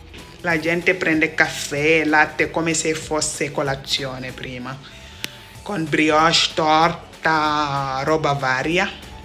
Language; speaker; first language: Italian; non-native, fluent; Wolof